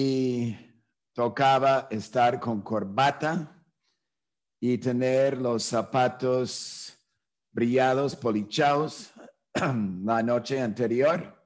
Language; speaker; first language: Spanish; non-native, fluent; English